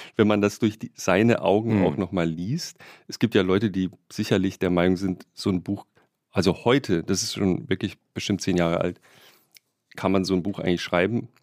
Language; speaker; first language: German; native; German